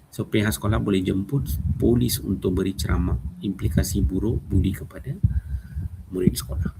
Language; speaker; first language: Malay; non-native, local second language; Tamil